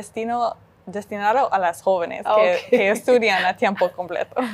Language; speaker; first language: Spanish; non-native, fluent; English